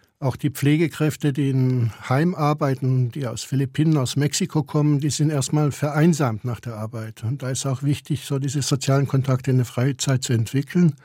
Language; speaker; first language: German; early bilingual, other home language; Croatian